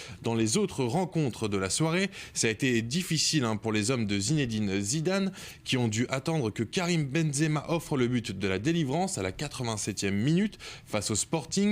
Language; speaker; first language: French; native; French